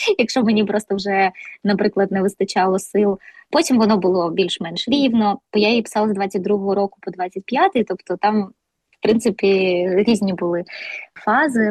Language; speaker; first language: Ukrainian; non-native, local second language; Russian